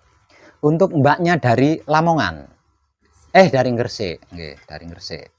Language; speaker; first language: Indonesian; non-native, local second language; Javanese